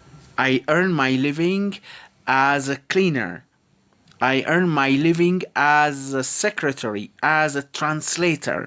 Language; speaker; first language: English; non-native, fluent; Amharic